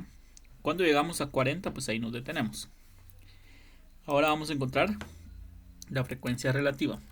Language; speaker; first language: Spanish; native; Spanish